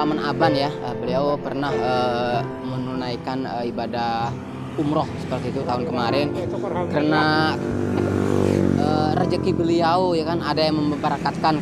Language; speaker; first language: Indonesian; non-native, local second language; Sasak